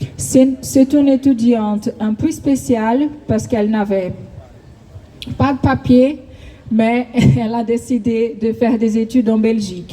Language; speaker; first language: French; non-native, fluent; Portuguese